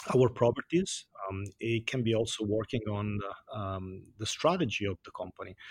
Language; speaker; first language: English; non-native, fluent; Italian